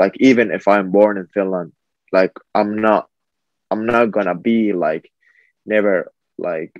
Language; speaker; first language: English; non-native, fluent; Finnish